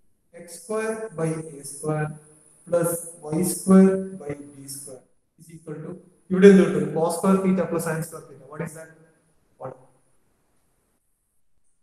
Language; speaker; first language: English; non-native, local second language; Malayalam